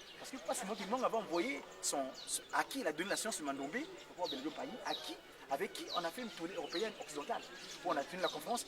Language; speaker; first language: French; non-native, local second language; Kongo